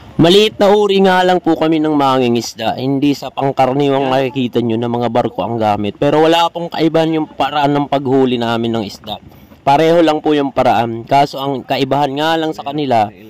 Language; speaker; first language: Filipino; non-native, local second language; Bikol